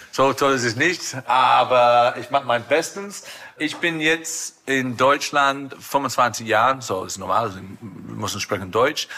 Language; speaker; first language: German; non-native, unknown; English